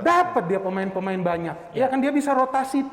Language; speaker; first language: Indonesian; native; Indonesian